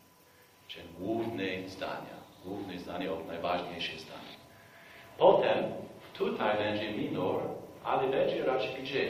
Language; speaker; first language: Polish; non-native, fluent; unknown